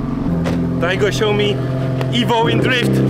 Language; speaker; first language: English; non-native, learner; Polish